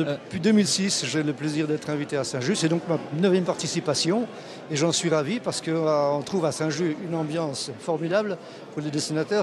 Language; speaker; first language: French; native; French